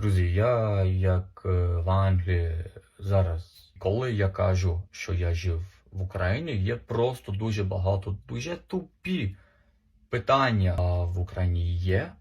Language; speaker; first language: Ukrainian; non-native, fluent; English